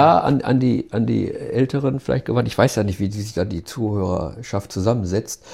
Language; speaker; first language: German; native; German